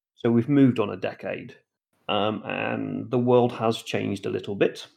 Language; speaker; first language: English; native; English